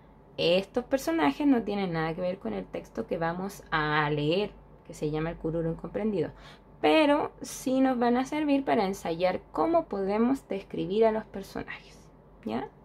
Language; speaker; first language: Spanish; native; Spanish